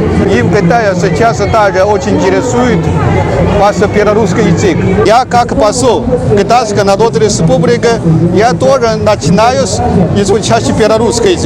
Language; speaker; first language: Russian; non-native, learner; Chinese